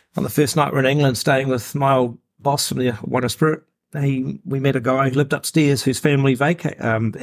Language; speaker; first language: English; native; English